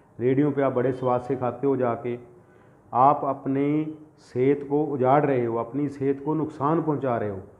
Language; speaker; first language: Hindi; non-native, local second language; Punjabi